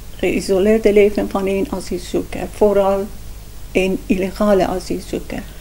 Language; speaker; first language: Dutch; non-native, learner; Persian